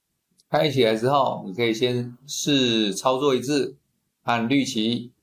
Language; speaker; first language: Chinese; native; Chinese